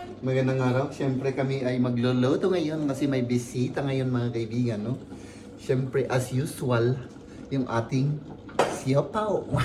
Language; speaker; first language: Filipino; native; Filipino